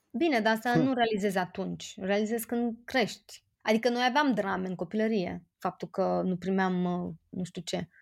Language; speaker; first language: Romanian; native; Romanian